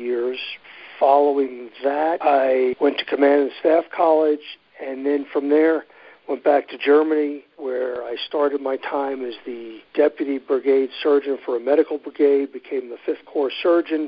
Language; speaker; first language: English; native; English